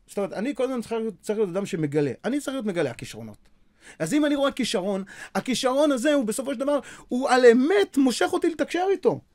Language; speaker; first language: Hebrew; native; Hebrew